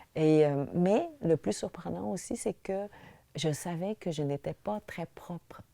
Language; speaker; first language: French; early bilingual, other home language; Vietnamese